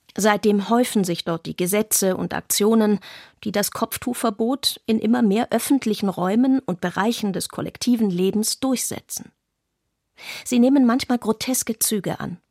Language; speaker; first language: German; non-native, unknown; Arabic